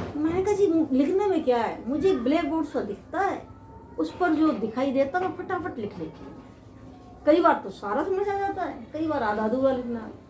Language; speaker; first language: Hindi; native; Hindi